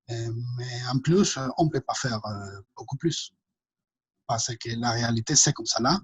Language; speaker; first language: French; non-native, fluent; Spanish